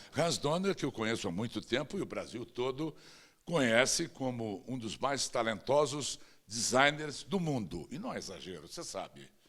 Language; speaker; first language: Portuguese; native; Portuguese